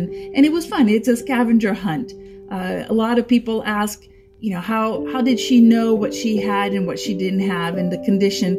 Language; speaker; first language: English; non-native, fluent; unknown